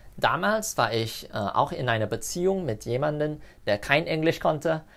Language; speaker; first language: English; non-native, local second language; Cantonese